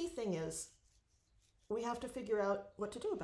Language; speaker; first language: English; native; English